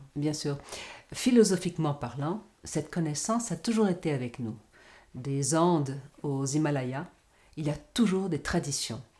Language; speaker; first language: French; non-native, fluent; Portuguese